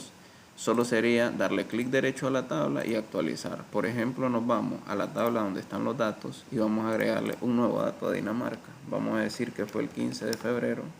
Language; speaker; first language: Spanish; native; Spanish